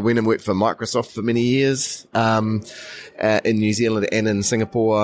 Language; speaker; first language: English; native; English